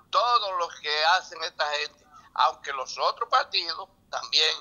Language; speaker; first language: Spanish; native; Spanish